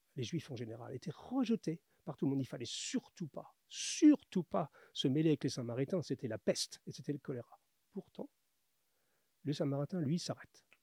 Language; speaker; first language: French; native; French